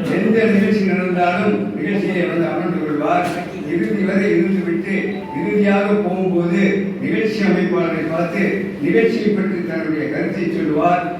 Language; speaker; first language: Tamil; native; Tamil